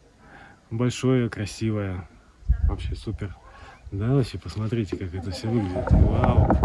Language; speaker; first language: Russian; native; Russian